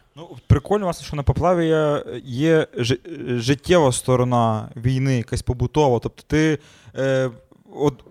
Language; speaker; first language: Ukrainian; native; Ukrainian